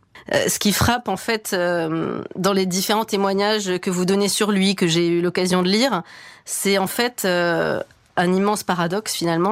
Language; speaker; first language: French; native; French